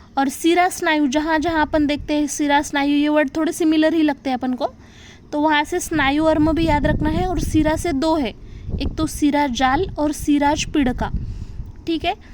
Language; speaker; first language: Hindi; non-native, local second language; Marathi